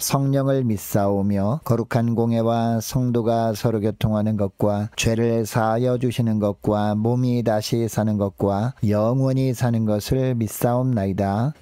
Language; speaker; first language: Korean; native; Korean